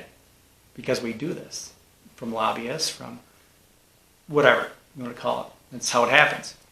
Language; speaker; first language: English; native; English